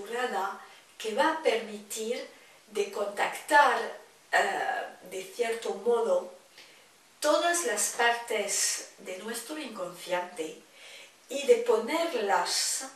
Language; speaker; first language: Spanish; non-native, fluent; French